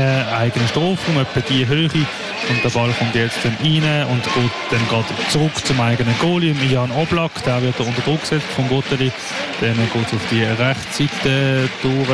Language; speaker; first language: German; native; German